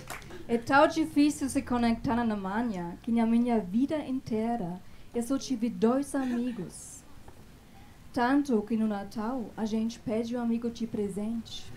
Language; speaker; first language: Portuguese; non-native, fluent; German